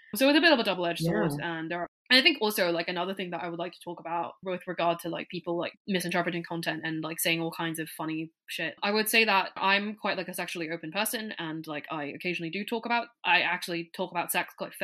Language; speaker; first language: English; non-native, local second language; Cantonese